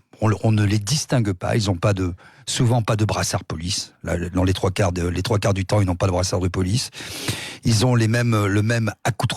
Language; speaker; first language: French; native; French